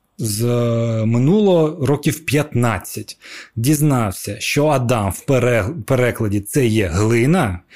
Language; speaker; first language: Ukrainian; non-native, local second language; Russian